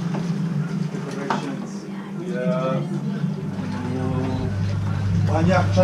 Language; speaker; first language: Indonesian; non-native, learner; English